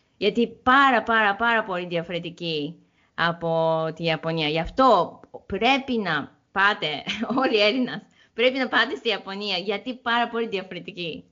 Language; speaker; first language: Greek; non-native, learner; Japanese